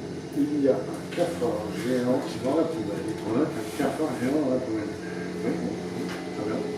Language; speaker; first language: French; native; French